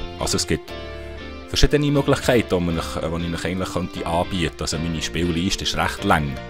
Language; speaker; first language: German; native; German